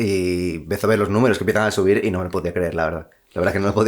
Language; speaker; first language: Spanish; native; Spanish